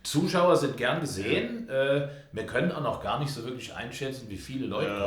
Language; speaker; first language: German; native; German